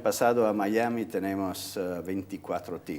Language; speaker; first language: Spanish; non-native, fluent; Italian